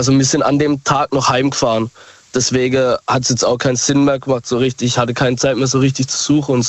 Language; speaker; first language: German; native; German